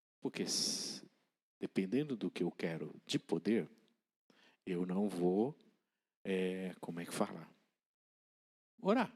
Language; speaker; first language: Portuguese; native; Portuguese